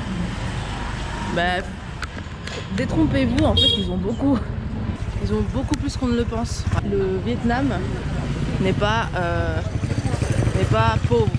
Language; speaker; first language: French; native; French